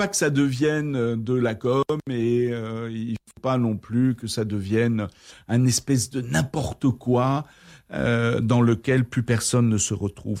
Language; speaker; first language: French; native; French